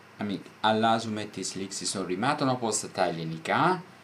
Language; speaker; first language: Greek; non-native, fluent; Italian